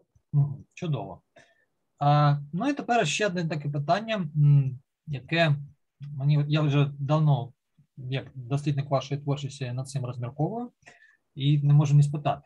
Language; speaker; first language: Ukrainian; native; Ukrainian